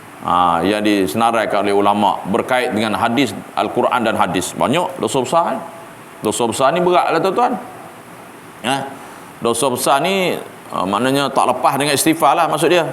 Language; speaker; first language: Malay; native; Malay